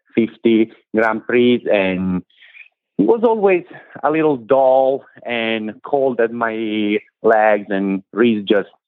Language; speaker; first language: English; non-native, fluent; Italian